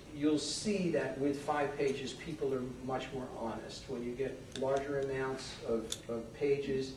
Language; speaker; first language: English; native; English